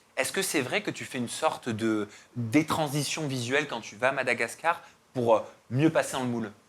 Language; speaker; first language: French; native; French